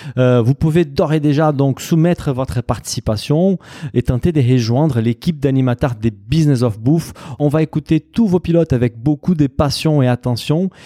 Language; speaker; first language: French; non-native, fluent; Portuguese